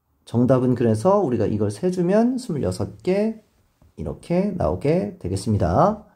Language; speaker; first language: Korean; native; Korean